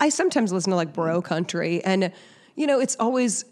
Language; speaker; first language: English; native; English